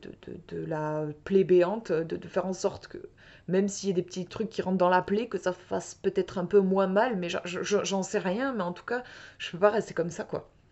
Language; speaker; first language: French; native; French